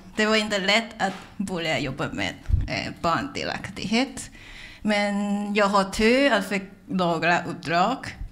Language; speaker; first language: Swedish; non-native, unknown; Cantonese